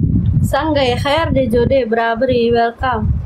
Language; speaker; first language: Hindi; non-native, learner; Pashto